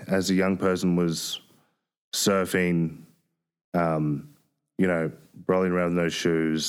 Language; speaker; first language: English; native; English